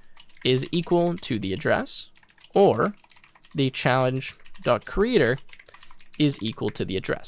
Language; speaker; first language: English; native; English